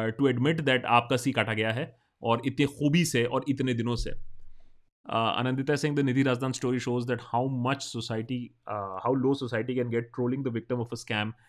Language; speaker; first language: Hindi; non-native, local second language; Bangla